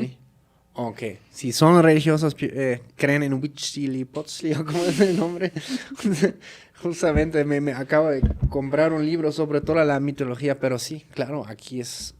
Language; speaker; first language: Spanish; non-native, fluent; German